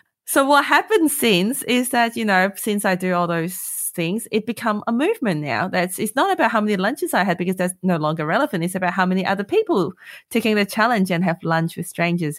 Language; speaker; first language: English; non-native, local second language; Cantonese